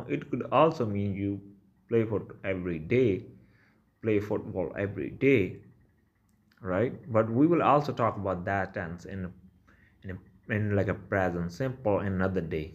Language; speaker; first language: English; non-native, local second language; Punjabi